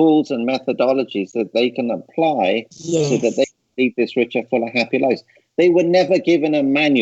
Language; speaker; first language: English; native; English